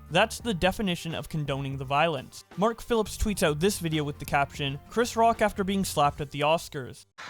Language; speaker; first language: English; native; English